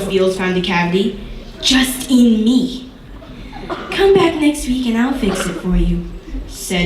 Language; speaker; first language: English; native; English